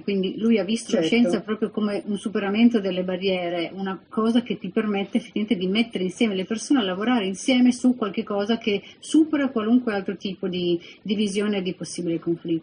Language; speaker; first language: Italian; native; Italian